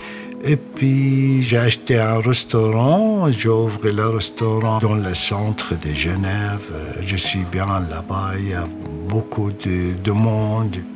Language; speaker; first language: French; non-native, learner; Arabic